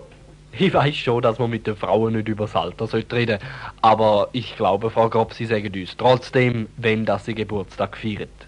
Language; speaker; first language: German; native; German